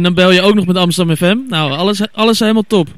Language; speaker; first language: Dutch; native; Dutch